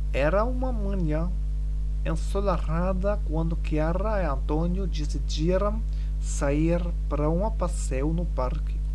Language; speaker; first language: Portuguese; non-native, learner; German